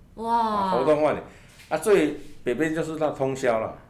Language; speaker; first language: Chinese; native; Chinese